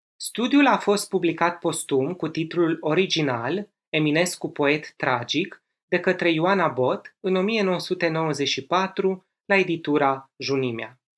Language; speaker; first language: Romanian; native; Romanian